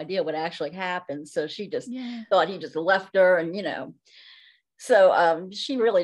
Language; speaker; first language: English; native; English